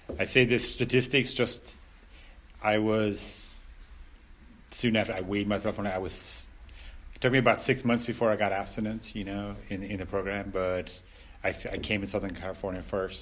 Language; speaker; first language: English; native; English